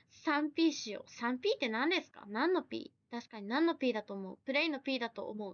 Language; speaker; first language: Japanese; native; Japanese